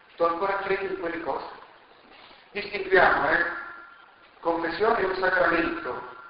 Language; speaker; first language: Italian; non-native, fluent; Spanish